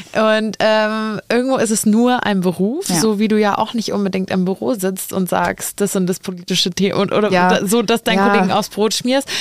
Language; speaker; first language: German; native; German